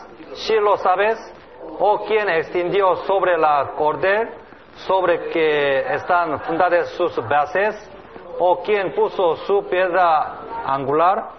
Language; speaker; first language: Spanish; non-native, learner; Korean